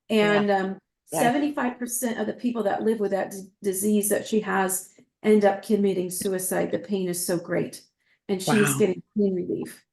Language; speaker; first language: English; native; English